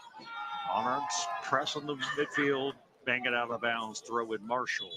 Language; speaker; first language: English; native; English